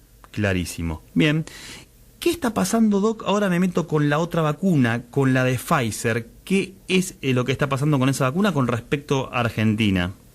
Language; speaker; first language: Spanish; native; Spanish